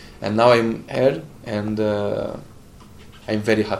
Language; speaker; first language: English; non-native, learner; Italian